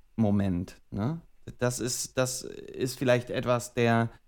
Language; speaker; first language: German; native; German